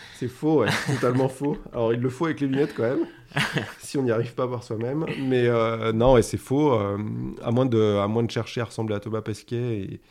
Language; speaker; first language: French; native; French